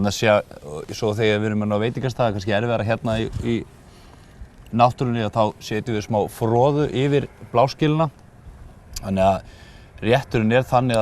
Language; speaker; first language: Icelandic; native; Icelandic